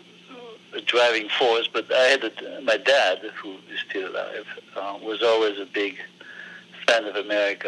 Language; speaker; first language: English; non-native, fluent; French